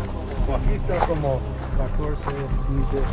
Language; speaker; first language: Spanish; early bilingual, heritage; Spanish